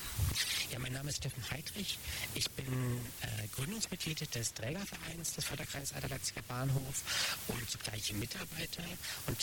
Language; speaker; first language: German; native; German